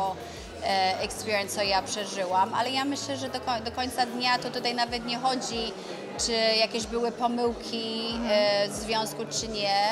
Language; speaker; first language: Polish; early bilingual, other home language; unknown